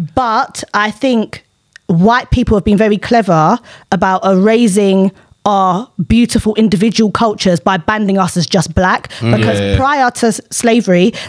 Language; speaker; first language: English; native; English